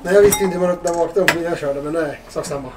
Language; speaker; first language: Swedish; native; Swedish